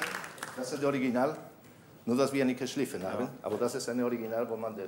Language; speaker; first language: German; non-native, fluent; Spanish